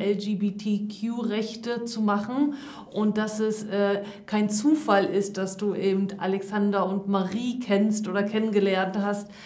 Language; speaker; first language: German; native; German